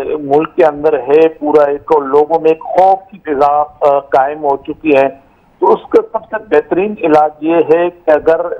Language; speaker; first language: Urdu; non-native, local second language; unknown